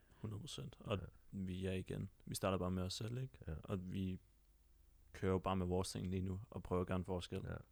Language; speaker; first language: Danish; native; Danish